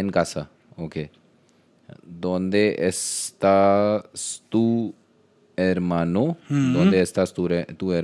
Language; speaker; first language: Spanish; non-native, learner; Hindi